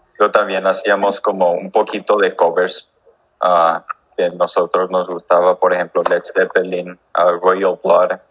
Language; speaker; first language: Spanish; early bilingual, heritage; English